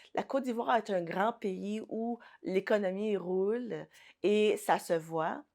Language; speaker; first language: French; early bilingual, other home language; Haitian Creole